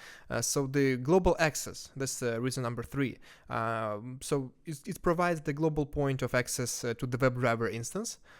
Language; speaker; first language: English; non-native, fluent; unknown